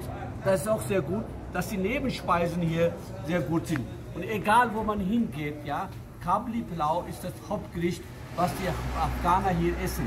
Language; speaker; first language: German; non-native, fluent; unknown